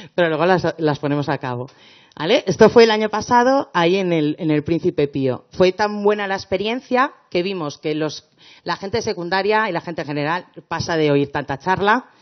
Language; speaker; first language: Spanish; native; Spanish